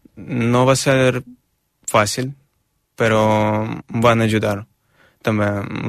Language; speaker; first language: Catalan; non-native, fluent; Ukrainian